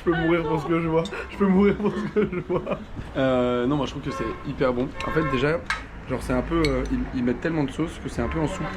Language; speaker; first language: French; native; French